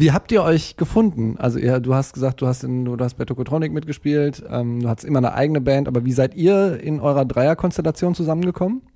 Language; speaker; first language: German; native; German